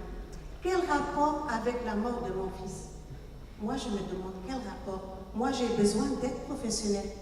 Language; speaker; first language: French; non-native, local second language; Arabic